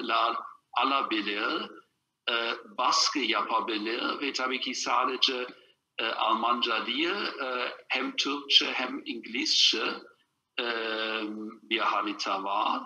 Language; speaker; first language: Turkish; non-native, learner; German